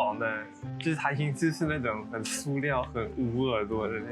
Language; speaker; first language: Chinese; native; Chinese